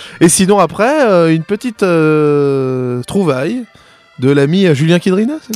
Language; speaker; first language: French; native; French